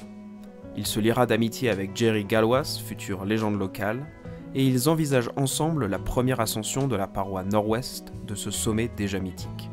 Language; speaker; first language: French; native; French